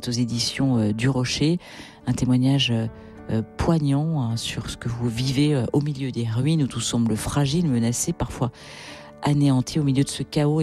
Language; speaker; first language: French; native; French